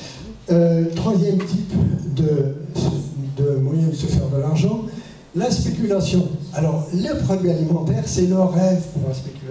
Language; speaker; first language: French; native; French